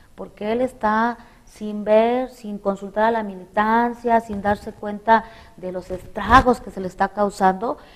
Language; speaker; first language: Spanish; native; Spanish